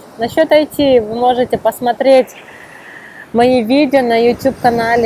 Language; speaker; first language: Russian; non-native, local second language; Kyrgyz